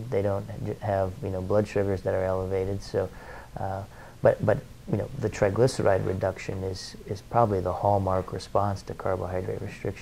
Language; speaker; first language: English; native; English